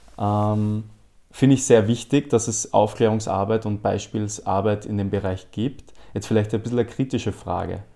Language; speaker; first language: German; native; German